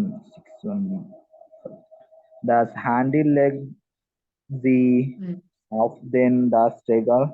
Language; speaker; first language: German; non-native, learner; Malayalam